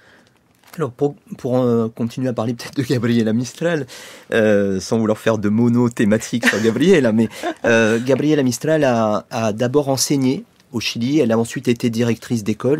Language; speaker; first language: French; native; French